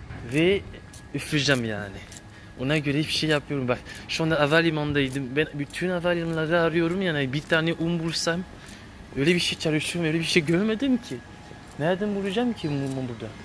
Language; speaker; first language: Turkish; non-native, learner; French